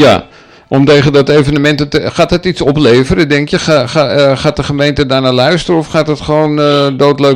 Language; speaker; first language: Dutch; native; Dutch